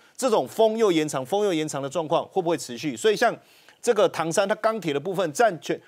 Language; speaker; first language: Chinese; native; Chinese